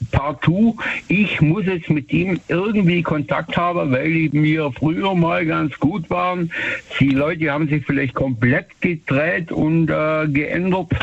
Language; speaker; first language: German; native; German